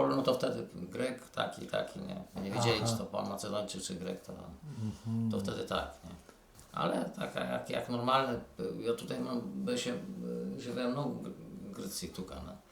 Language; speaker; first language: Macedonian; early bilingual, heritage; Polish